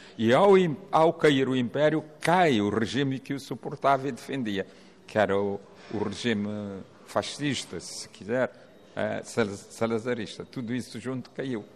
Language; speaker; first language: Portuguese; non-native, local second language; Kabuverdianu